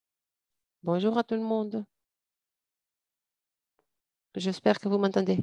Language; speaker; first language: French; non-native, fluent; English